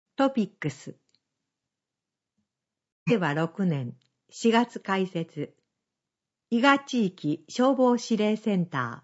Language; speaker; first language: Japanese; native; Japanese